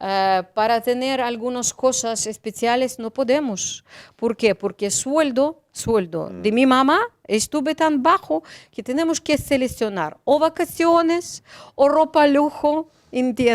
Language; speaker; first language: Spanish; non-native, learner; Ukrainian